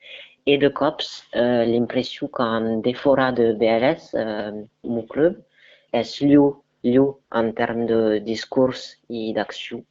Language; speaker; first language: Catalan; non-native, learner; French